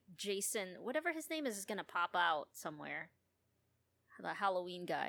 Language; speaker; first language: English; non-native, local second language; Filipino